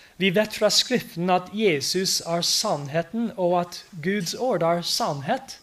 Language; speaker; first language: Norwegian; non-native, fluent; English